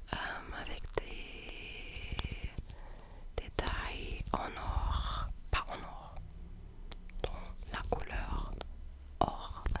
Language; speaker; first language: French; non-native, learner; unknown